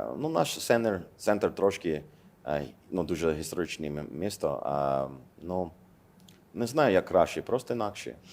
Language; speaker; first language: Ukrainian; non-native, learner; English